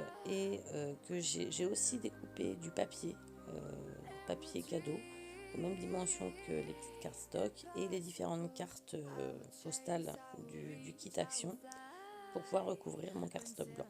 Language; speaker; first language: French; native; French